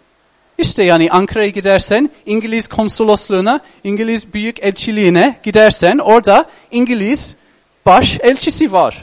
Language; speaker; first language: Turkish; non-native, fluent; English